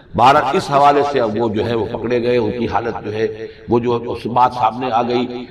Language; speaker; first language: Urdu; native; Urdu